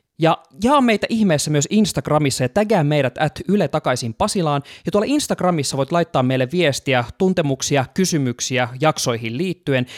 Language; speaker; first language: Finnish; native; Finnish